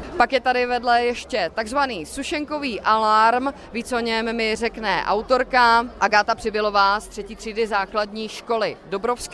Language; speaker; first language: Czech; native; Czech